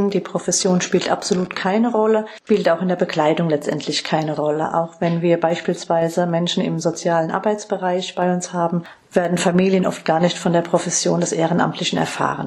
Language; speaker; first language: German; native; German